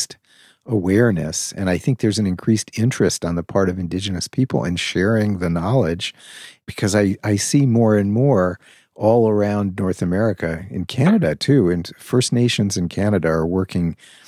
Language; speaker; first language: English; native; English